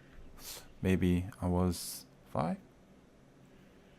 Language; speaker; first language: English; non-native, learner; Korean